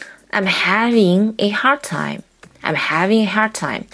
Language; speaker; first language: English; non-native, fluent; Chinese